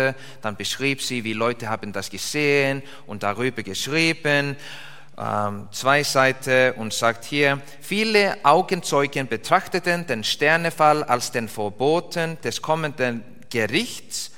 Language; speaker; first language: German; non-native, learner; Icelandic